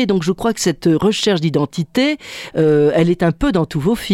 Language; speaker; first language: French; native; French